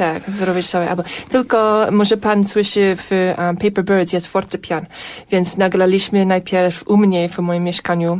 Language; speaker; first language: Polish; non-native, fluent; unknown